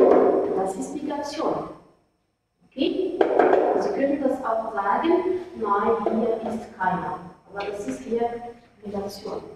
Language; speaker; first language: German; non-native, fluent; Arabic